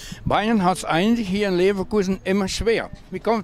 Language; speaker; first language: German; non-native, learner; Dutch